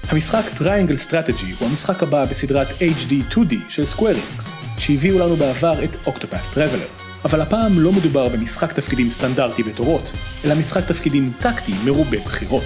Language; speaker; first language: Hebrew; native; Hebrew